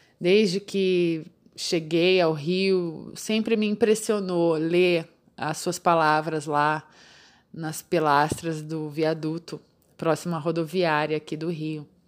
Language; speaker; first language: Portuguese; native; Portuguese